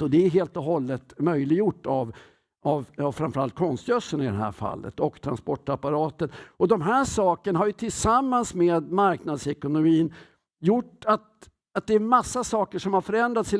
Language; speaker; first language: Swedish; native; Swedish